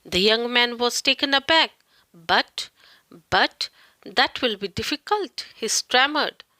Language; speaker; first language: English; non-native, local second language; Marathi